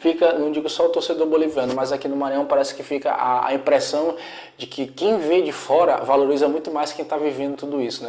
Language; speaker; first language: Portuguese; native; Portuguese